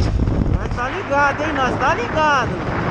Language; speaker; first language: Portuguese; native; Portuguese